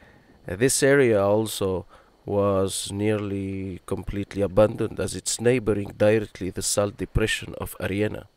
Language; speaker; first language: English; non-native, fluent; Arabic